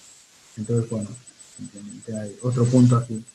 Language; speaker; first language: Spanish; native; Spanish